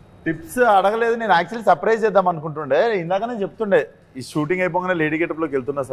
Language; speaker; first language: Telugu; native; Telugu